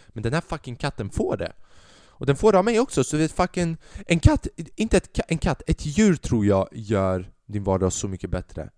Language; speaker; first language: Swedish; early bilingual, other home language; Albanian